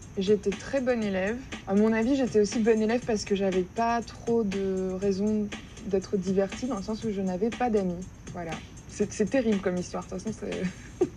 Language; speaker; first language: French; native; French